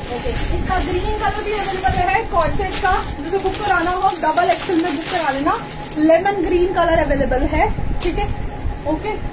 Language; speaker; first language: Hindi; native; Hindi